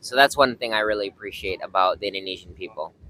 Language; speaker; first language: English; early bilingual, heritage; English